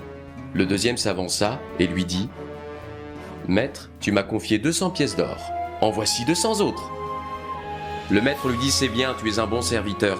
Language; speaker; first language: French; native; French